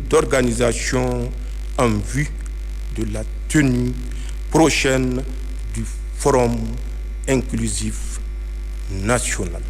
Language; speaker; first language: French; non-native, local second language; Hausa